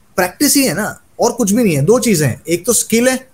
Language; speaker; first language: Hindi; native; Hindi